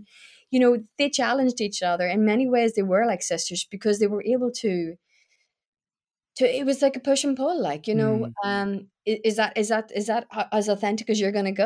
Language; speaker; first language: English; native; English